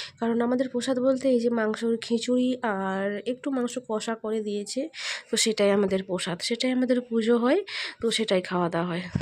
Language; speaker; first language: Bangla; non-native, local second language; Santali